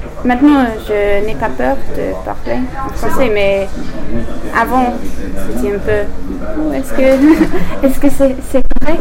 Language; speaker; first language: French; non-native, learner; English